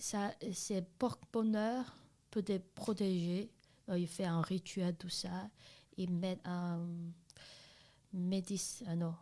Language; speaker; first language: French; non-native, learner; Chinese